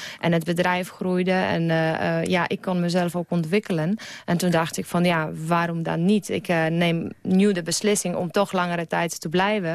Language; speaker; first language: Dutch; non-native, fluent; Polish